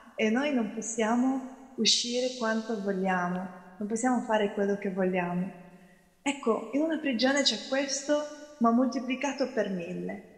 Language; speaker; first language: Italian; non-native, fluent; Ukrainian